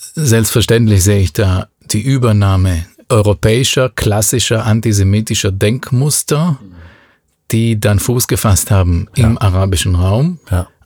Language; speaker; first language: German; non-native, fluent; Hebrew